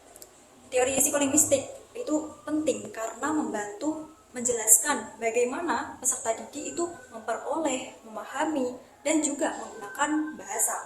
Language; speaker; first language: Indonesian; native; Indonesian